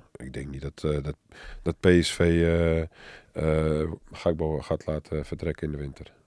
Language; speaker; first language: Dutch; early bilingual, other home language; Arabic